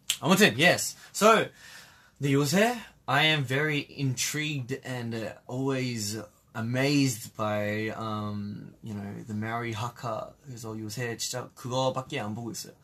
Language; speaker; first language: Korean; early bilingual, heritage; Korean